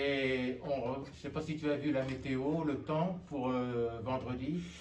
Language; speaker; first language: French; native; French